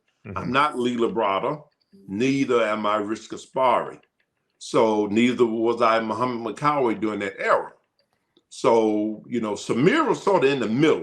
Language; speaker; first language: English; native; English